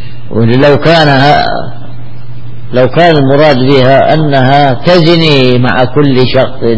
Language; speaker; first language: Arabic; native; Arabic